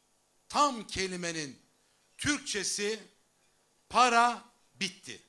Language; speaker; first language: Turkish; native; Turkish